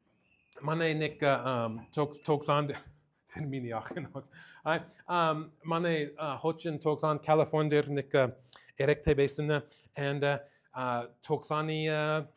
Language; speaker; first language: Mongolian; non-native, learner; English